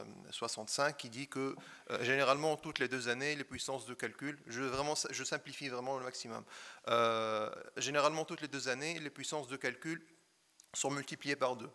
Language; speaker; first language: French; non-native, local second language; Arabic